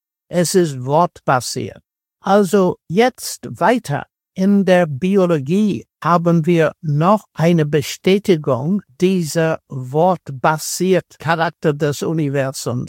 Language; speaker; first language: German; non-native, fluent; English